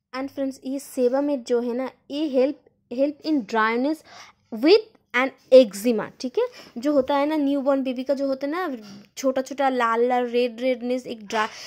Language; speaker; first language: Hindi; non-native, local second language; Bangla